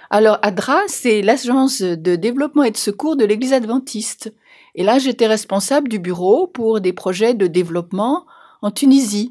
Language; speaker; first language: French; native; French